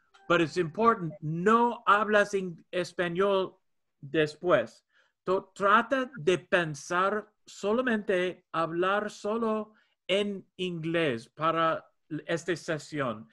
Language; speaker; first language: Spanish; non-native, learner; English